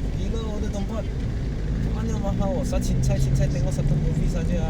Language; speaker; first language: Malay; non-native, local second language; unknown